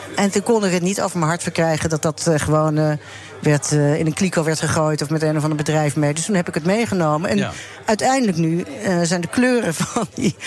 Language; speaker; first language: Dutch; native; Dutch